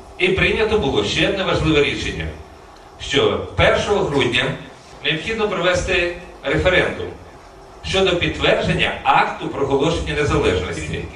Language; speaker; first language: Ukrainian; native; Ukrainian